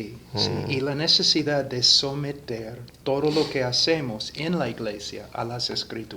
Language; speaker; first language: Spanish; non-native, fluent; English